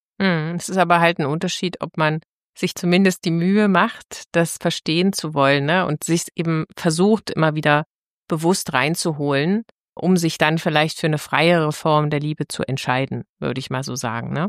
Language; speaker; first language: German; native; German